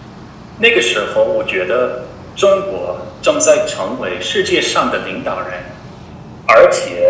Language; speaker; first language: Chinese; non-native, fluent; English